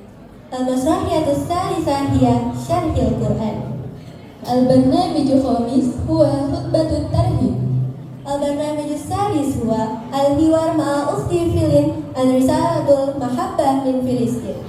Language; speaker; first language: Arabic; non-native, learner; Indonesian